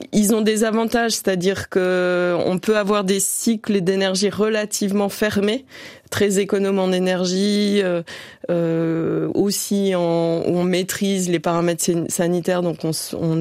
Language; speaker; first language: French; native; French